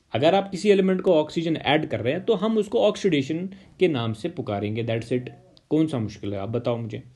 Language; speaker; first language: Hindi; non-native, local second language; Kashmiri